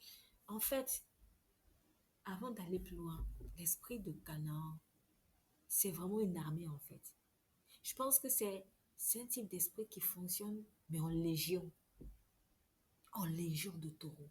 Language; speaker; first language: French; native; French